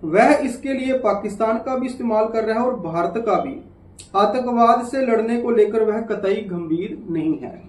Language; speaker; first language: Hindi; non-native, local second language; Punjabi